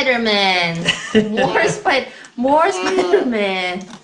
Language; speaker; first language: English; non-native, fluent; Korean